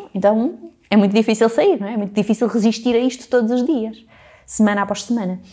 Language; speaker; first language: Portuguese; native; Portuguese